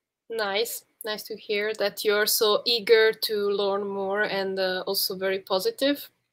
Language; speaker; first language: English; non-native, fluent; Italian